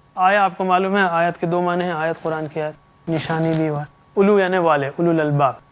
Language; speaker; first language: Urdu; native; Urdu